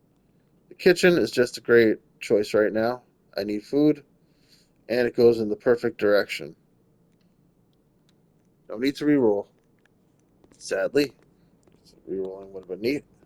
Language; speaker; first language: English; native; English